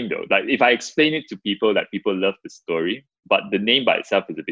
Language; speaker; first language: English; non-native, local second language; Chinese